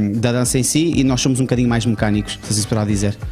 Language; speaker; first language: Portuguese; native; Portuguese